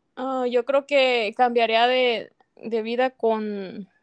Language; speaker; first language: Spanish; native; Spanish